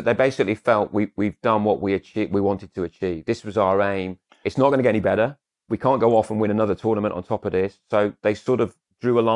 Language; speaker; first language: English; native; English